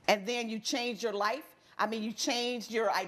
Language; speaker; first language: English; native; English